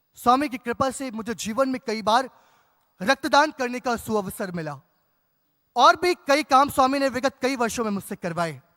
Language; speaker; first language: Hindi; native; Hindi